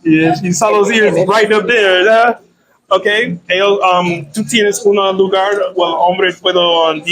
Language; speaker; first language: Spanish; non-native, learner; English